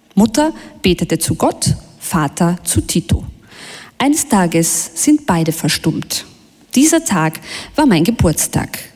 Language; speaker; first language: German; early bilingual, other home language; Bosnian